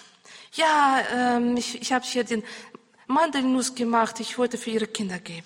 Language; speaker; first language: German; non-native, learner; Russian